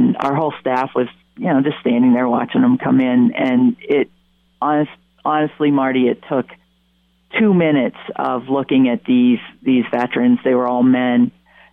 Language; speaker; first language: English; native; English